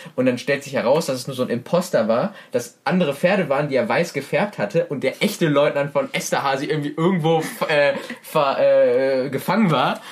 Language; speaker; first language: German; early bilingual, other home language; Persian